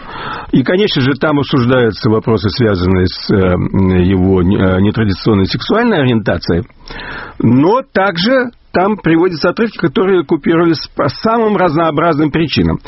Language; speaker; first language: Russian; native; Russian